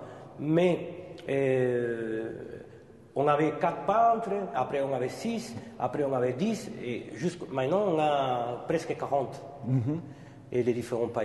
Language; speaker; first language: French; non-native, fluent; Spanish